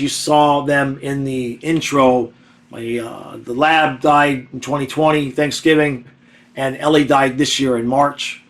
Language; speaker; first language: English; native; English